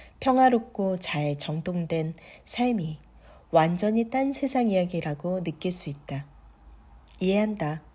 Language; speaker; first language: Korean; native; Korean